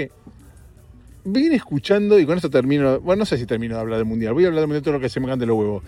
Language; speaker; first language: Spanish; native; Spanish